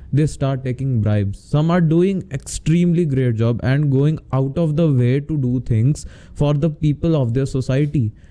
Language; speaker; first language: Hindi; native; Hindi